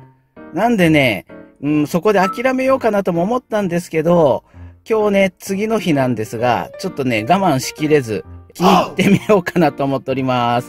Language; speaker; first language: Japanese; native; Japanese